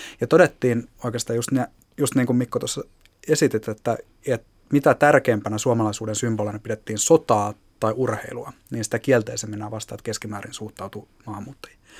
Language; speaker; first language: Finnish; native; Finnish